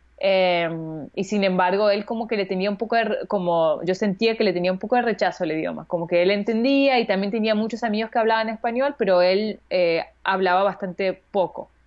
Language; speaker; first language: Spanish; early bilingual, heritage; Spanish